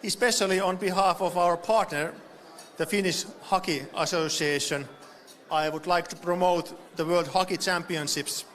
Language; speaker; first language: English; non-native, fluent; Finnish